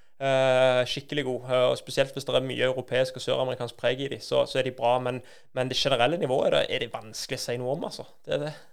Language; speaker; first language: Norwegian; native; Norwegian